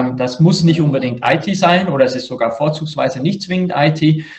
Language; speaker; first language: German; native; German